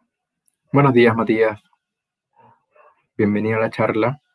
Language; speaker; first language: Spanish; native; Spanish